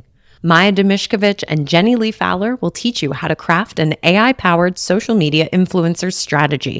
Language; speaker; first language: English; native; English